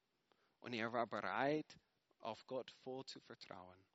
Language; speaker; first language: German; non-native, fluent; English